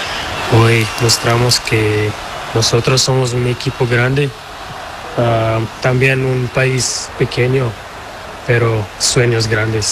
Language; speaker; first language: Spanish; non-native, learner; Portuguese